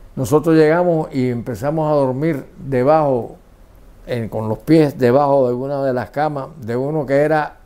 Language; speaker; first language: Spanish; native; Spanish